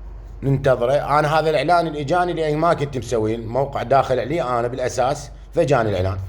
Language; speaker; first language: Arabic; native; Arabic